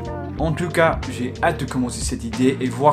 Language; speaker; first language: French; non-native, fluent; English